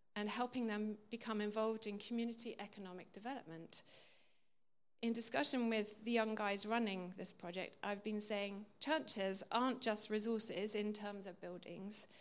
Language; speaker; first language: English; native; English